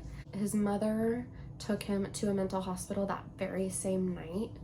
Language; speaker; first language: English; native; English